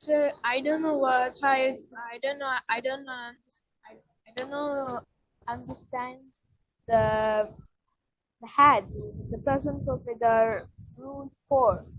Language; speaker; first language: English; non-native, learner; Tamil